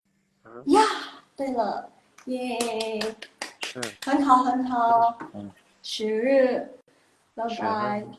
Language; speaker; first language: Chinese; non-native, local second language; Indonesian